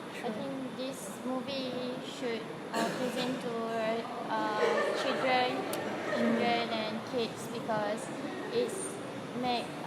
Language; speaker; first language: English; non-native, learner; Malay